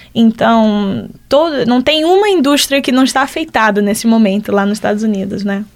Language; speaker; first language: Portuguese; early bilingual, heritage; Portuguese